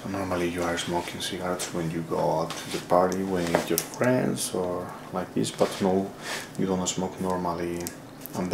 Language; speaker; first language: English; non-native, learner; Spanish